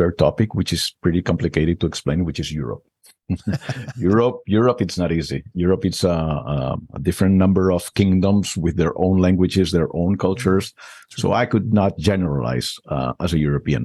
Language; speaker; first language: English; non-native, fluent; Spanish